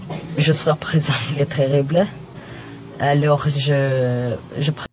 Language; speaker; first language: French; non-native, learner; Filipino